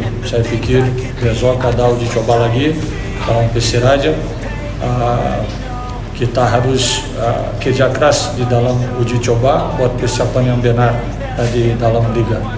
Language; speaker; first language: Indonesian; non-native, fluent; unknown